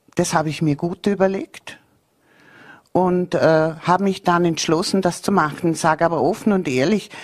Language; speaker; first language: German; native; German